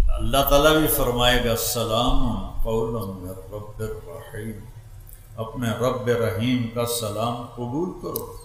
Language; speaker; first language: Urdu; non-native, local second language; Punjabi